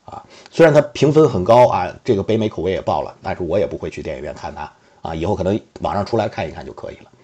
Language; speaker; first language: Chinese; native; Chinese